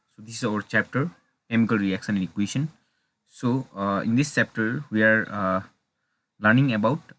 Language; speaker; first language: English; non-native, local second language; Nepali